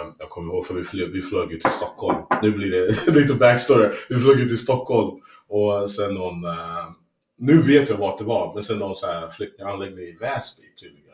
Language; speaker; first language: Swedish; early bilingual, other home language; English